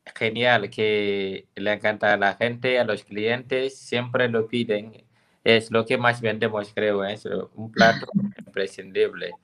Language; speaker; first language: Spanish; non-native, fluent; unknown